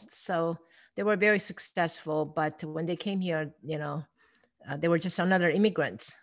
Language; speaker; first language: English; non-native, fluent; Korean